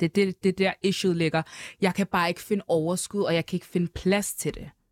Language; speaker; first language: Danish; native; Danish